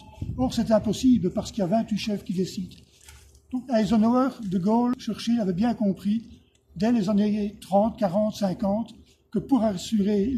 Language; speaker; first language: French; native; French